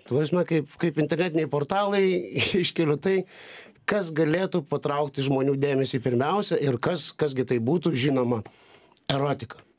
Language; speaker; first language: Lithuanian; native; Lithuanian